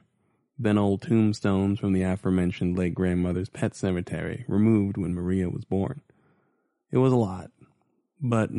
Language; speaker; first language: English; native; English